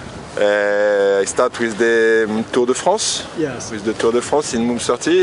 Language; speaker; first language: English; non-native, learner; French